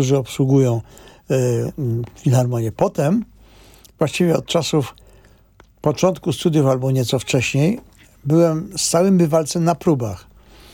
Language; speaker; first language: Polish; native; Polish